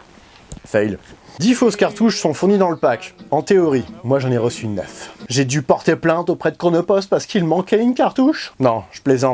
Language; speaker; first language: French; native; French